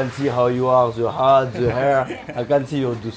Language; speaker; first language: English; non-native, learner; French